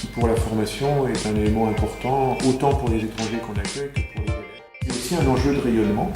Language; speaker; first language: French; native; French